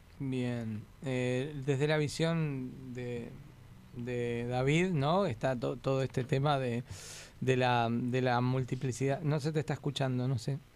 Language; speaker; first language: Spanish; native; Spanish